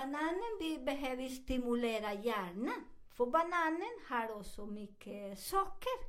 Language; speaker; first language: Swedish; non-native, fluent; Spanish